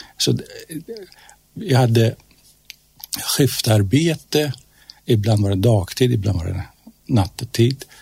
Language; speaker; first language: Swedish; non-native, fluent; Persian